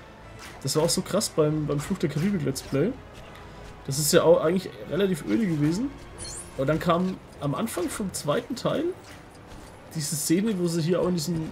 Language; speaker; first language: German; native; German